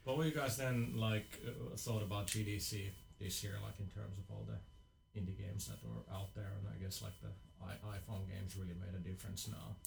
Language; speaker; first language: English; non-native, fluent; Finnish